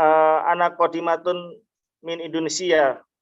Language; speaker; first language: Arabic; non-native, learner; Indonesian